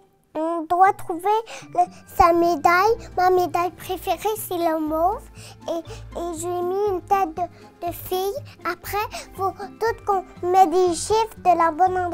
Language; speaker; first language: French; native; French